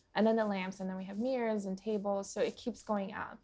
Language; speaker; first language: English; early bilingual, other home language; Portuguese